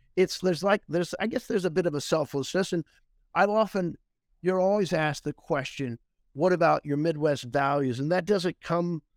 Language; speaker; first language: English; native; English